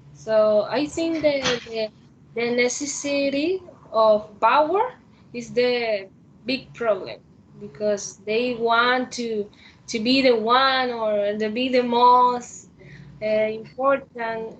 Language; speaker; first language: English; non-native, learner; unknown